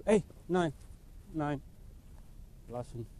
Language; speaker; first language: German; non-native, learner; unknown